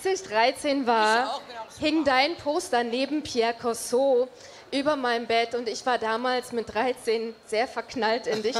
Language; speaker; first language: German; native; German